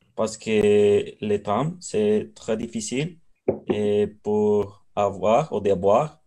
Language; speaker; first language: French; non-native, learner; Spanish